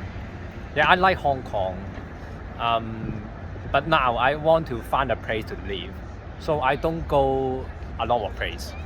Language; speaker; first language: English; non-native, learner; Cantonese